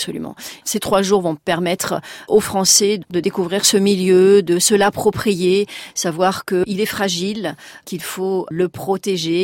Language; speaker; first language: French; native; French